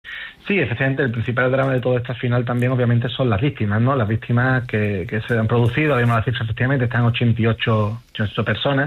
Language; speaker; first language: Spanish; native; Spanish